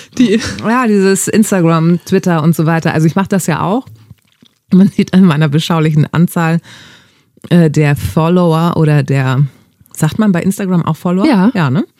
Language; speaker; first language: German; early bilingual, other home language; Greek